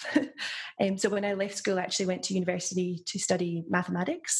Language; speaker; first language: English; native; English